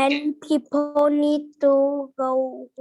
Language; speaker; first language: English; non-native, learner; Vietnamese